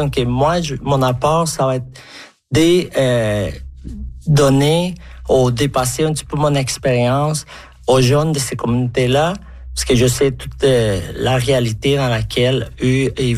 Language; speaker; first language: French; non-native, fluent; Spanish